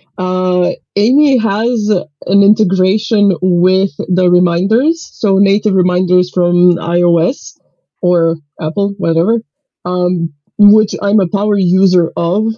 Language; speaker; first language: English; non-native, fluent; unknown